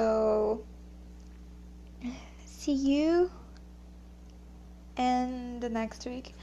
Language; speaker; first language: English; non-native, learner; Portuguese